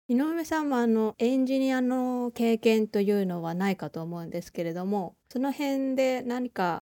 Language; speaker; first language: Japanese; native; Japanese